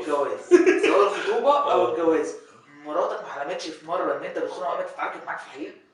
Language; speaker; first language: Arabic; native; Arabic